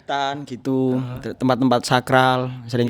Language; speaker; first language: Indonesian; non-native, local second language; Javanese